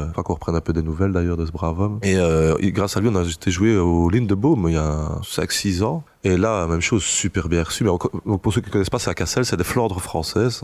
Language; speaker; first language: French; native; French